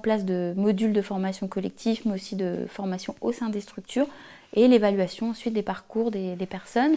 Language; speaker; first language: French; native; French